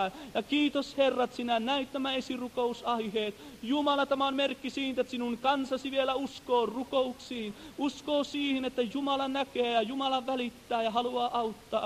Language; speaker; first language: Finnish; native; Finnish